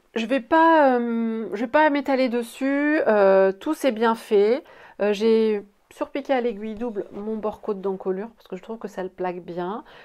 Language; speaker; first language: French; native; French